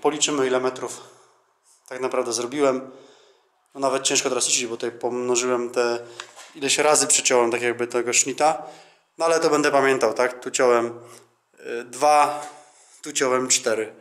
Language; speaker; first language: Polish; native; Polish